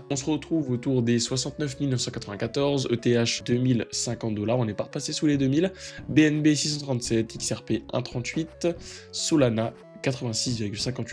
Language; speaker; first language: French; native; French